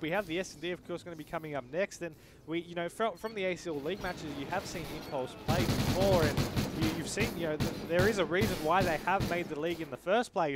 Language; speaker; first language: English; native; English